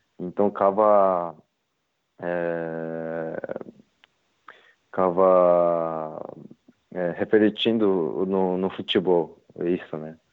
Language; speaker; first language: Portuguese; non-native, learner; Japanese